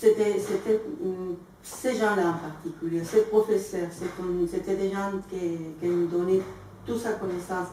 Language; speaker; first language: French; non-native, fluent; Spanish